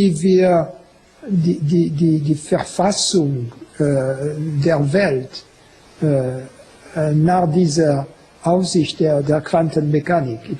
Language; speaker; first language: German; non-native, fluent; French